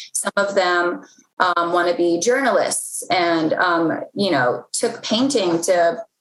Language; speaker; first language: English; native; English